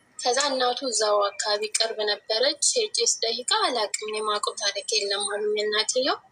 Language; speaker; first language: Amharic; native; Amharic